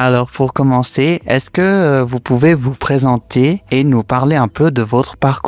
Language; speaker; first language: French; native; French